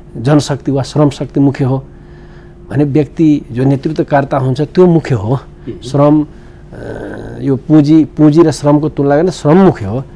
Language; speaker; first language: Nepali; non-native, local second language; Bhojpuri